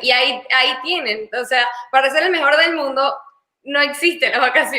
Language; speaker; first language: Spanish; native; Spanish